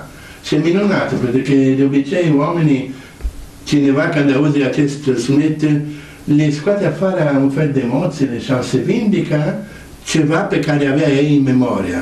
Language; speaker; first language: Romanian; non-native, learner; Italian